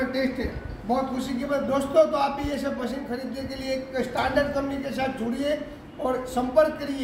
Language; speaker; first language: Hindi; non-native, local second language; Gujarati